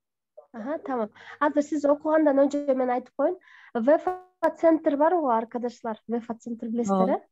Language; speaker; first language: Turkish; non-native, fluent; Kyrgyz